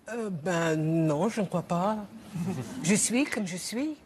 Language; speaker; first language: French; non-native, learner; English